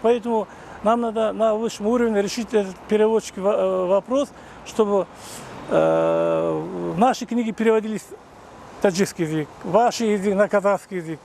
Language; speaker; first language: Russian; non-native, local second language; Kazakh